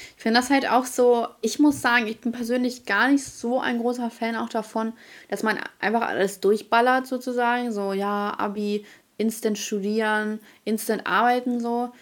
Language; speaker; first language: German; early bilingual, other home language; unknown